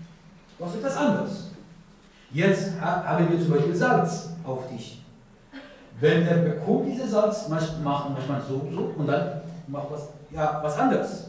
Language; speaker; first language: German; non-native, learner; Persian